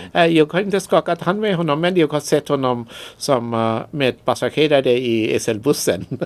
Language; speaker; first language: Swedish; non-native, fluent; Bangla